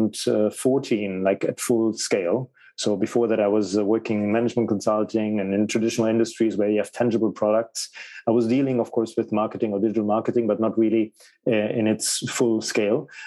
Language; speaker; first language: English; non-native, fluent; German